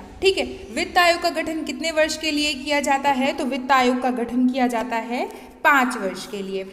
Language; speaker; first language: Hindi; native; Hindi